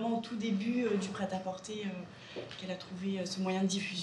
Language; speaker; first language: French; native; French